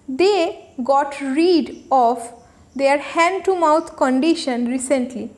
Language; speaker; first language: English; non-native, local second language; Bangla